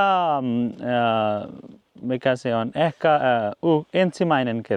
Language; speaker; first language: Finnish; non-native, learner; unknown